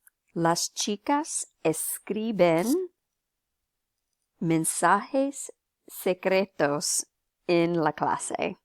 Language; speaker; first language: Spanish; non-native, fluent; English